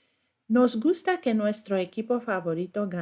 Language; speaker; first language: Spanish; non-native, fluent; English